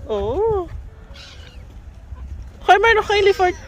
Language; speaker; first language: Dutch; non-native, fluent; Cebuano